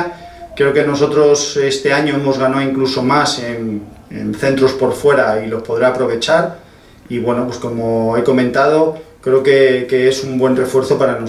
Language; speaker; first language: Spanish; native; Spanish